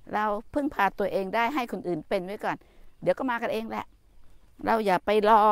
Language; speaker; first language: Thai; native; Thai